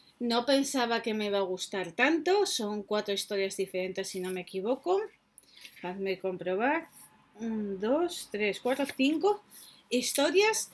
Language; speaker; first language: Spanish; native; Spanish